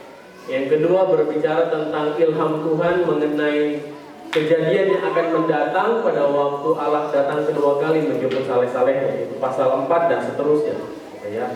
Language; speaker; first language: Indonesian; native; Indonesian